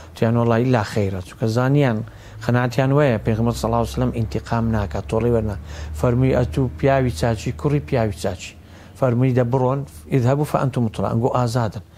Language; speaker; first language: Central Kurdish; native; Central Kurdish